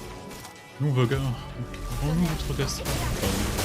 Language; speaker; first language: French; native; French